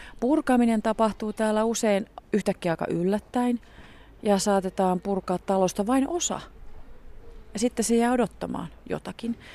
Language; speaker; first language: Finnish; native; Finnish